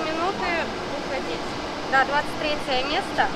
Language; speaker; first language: Russian; native; Russian